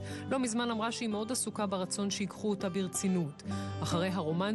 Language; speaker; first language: Hebrew; native; Hebrew